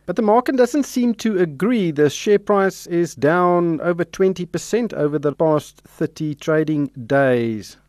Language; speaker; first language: English; non-native, local second language; Afrikaans